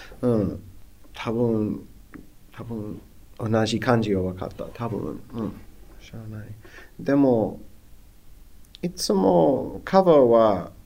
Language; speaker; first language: Japanese; non-native, learner; English